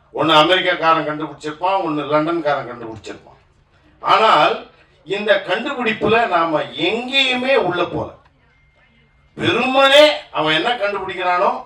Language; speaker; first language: Tamil; native; Tamil